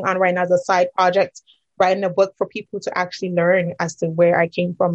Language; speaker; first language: English; non-native, local second language; Akan